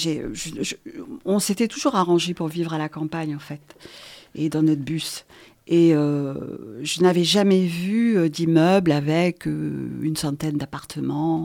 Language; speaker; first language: French; native; French